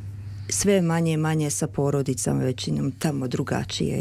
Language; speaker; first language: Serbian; early bilingual, heritage; Serbian